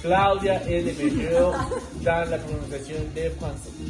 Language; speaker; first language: French; non-native, learner; Spanish